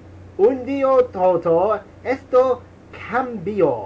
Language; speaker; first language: Spanish; non-native, learner; English